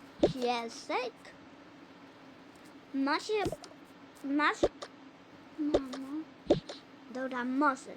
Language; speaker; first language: Polish; early bilingual, heritage; Polish